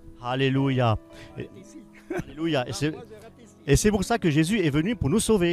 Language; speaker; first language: French; native; French